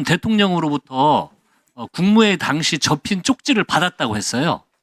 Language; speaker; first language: Korean; native; Korean